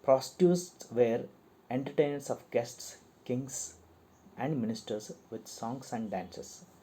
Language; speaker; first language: English; non-native, local second language; Kannada